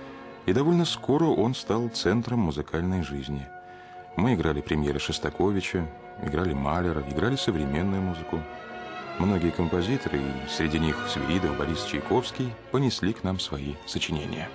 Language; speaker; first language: Russian; native; Russian